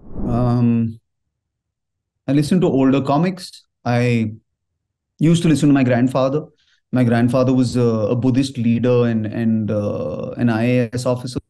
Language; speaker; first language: English; non-native, local second language; Hindi